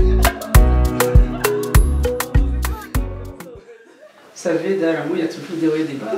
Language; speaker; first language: French; non-native, local second language; Kinyarwanda